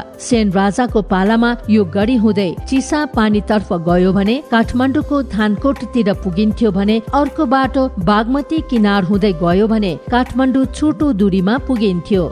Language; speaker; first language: Nepali; native; Nepali